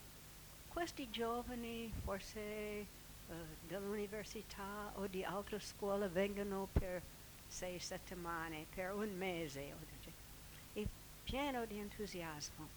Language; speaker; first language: Italian; non-native, fluent; English